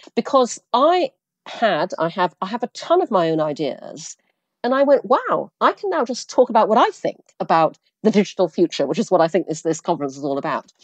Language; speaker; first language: English; early bilingual, other home language; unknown